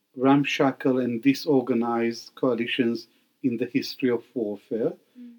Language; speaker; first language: English; non-native, fluent; Hebrew